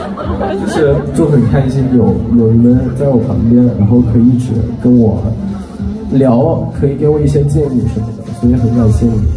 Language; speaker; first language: Chinese; non-native, fluent; Thai